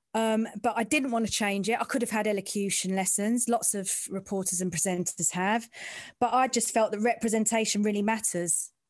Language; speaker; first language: English; native; English